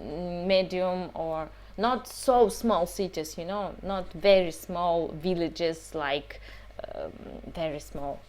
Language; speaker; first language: English; non-native, fluent; Russian